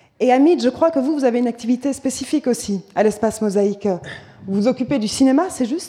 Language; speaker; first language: French; native; French